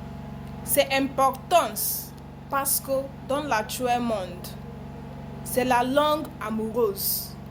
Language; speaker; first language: French; non-native, learner; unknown